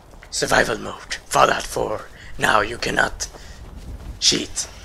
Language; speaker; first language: English; non-native, fluent; Swedish